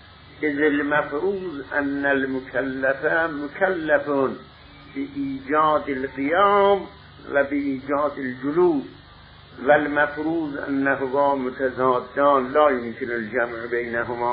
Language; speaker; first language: Arabic; non-native, fluent; Persian